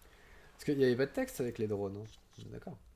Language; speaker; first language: French; native; French